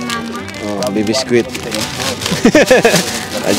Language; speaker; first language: Filipino; non-native, fluent; Punjabi